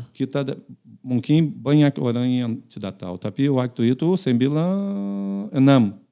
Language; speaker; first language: Indonesian; non-native, fluent; Portuguese